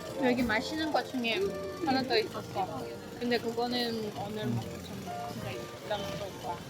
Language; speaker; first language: Korean; non-native, fluent; Russian